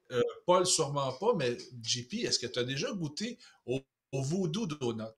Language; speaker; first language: French; native; French